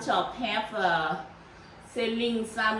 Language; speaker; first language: English; non-native, learner; Thai